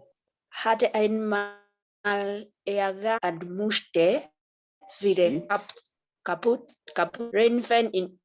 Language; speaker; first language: German; non-native, learner; Kikuyu